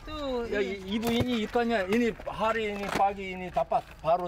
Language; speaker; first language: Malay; non-native, learner; Korean